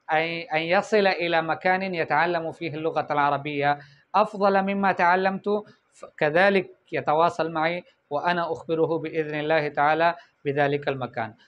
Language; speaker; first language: Arabic; non-native, fluent; Urdu